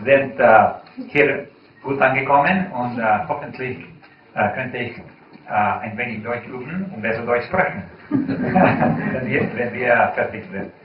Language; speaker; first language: German; non-native, learner; English